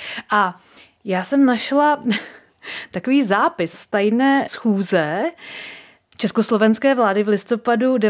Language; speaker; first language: Czech; native; Czech